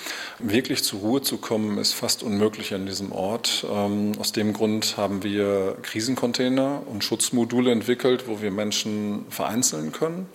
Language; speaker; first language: German; native; German